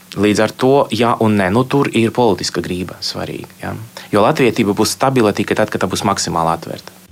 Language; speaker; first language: Latvian; non-native, local second language; Russian